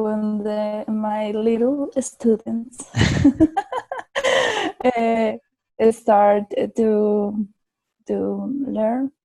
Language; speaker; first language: English; non-native, learner; Spanish